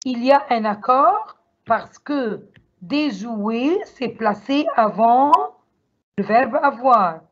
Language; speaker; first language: French; non-native, learner; Arabic